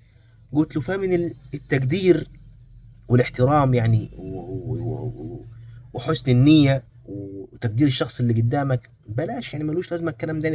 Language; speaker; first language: Arabic; native; Arabic